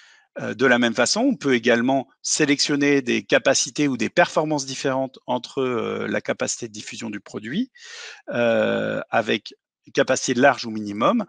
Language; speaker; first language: French; native; French